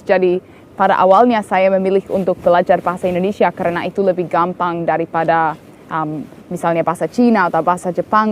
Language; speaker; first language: Indonesian; non-native, fluent; English